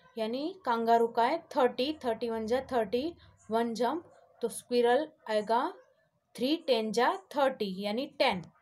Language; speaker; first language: Hindi; non-native, local second language; Gujarati